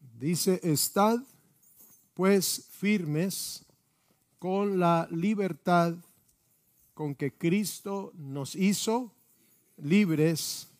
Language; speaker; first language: Spanish; native; Spanish